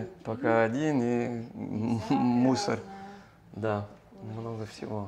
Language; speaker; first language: Russian; non-native, fluent; English